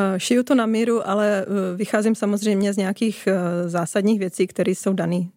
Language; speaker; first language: Czech; native; Czech